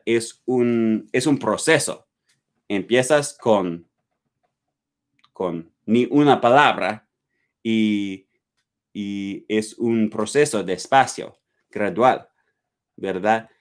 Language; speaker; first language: Spanish; non-native, learner; English